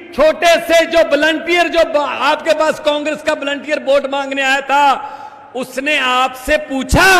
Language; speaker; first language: Hindi; native; Hindi